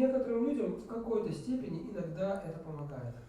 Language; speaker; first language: Russian; native; Russian